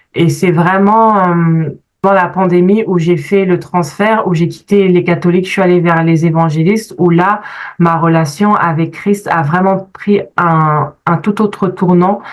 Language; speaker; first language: French; early bilingual, other home language; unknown